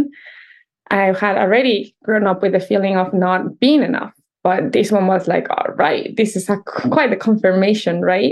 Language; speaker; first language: English; non-native, fluent; Spanish